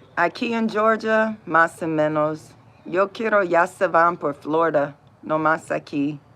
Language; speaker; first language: Spanish; non-native, learner; English